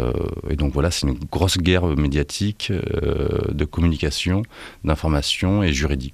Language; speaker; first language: French; native; French